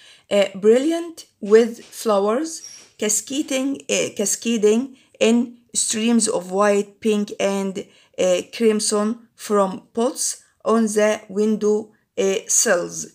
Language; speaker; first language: English; non-native, fluent; Arabic